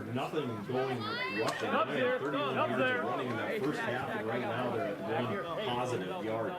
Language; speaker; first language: English; native; English